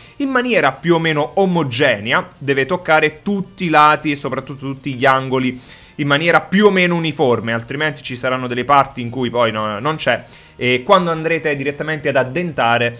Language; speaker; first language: Italian; native; Italian